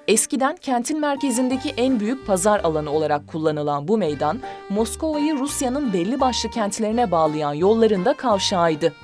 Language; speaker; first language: Turkish; native; Turkish